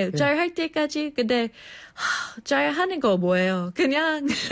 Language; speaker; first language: Korean; non-native, fluent; English